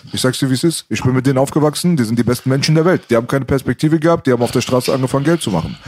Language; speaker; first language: German; early bilingual, other home language; Persian